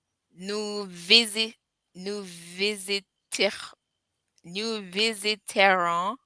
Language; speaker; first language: French; non-native, learner; English